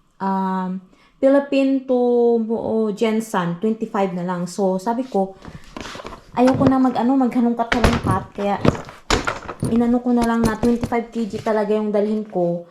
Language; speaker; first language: Filipino; non-native, local second language; Cebuano